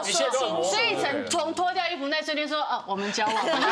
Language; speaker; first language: Chinese; native; Chinese